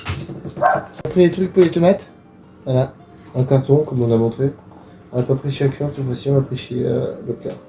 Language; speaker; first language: French; native; French